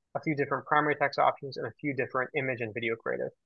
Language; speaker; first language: English; native; English